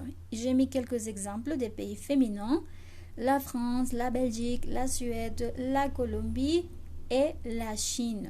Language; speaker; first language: French; non-native, fluent; Spanish